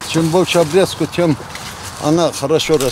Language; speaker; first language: Russian; non-native, local second language; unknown